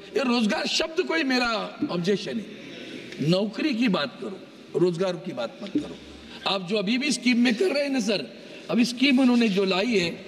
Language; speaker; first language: Hindi; non-native, local second language; Marathi